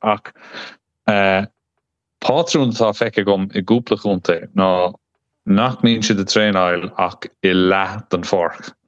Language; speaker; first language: Irish; non-native, local second language; English